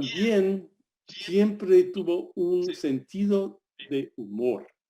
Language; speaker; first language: Spanish; non-native, fluent; English